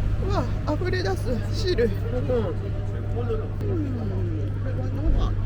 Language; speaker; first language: Japanese; native; Japanese